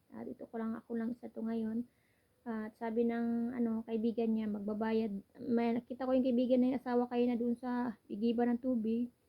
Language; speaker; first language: Filipino; non-native, local second language; Cebuano